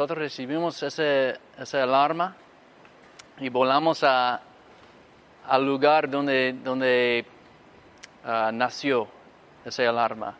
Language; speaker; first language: Spanish; non-native, fluent; English